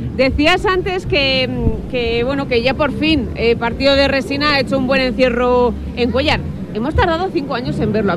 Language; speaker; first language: Spanish; native; Spanish